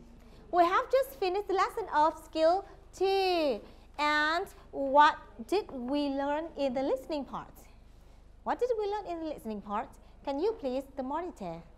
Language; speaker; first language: English; non-native, fluent; Vietnamese